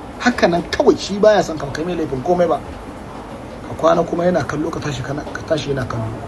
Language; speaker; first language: Hausa; native; Hausa